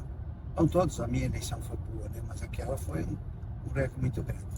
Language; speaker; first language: Portuguese; native; Portuguese